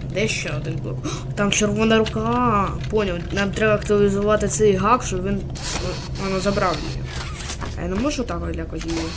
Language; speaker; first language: Ukrainian; non-native, local second language; Russian